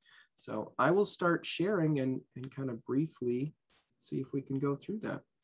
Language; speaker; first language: English; native; English